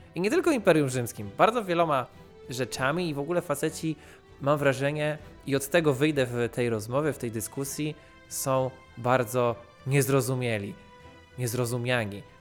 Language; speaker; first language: Polish; early bilingual, heritage; Polish